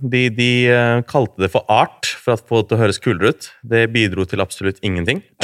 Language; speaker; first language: Norwegian; early bilingual, other home language; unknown